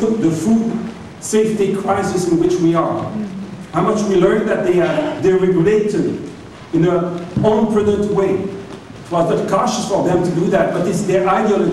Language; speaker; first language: English; non-native, fluent; French